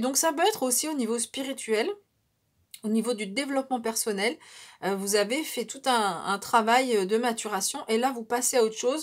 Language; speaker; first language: French; native; French